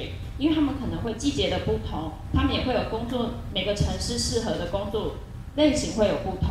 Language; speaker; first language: Chinese; native; Chinese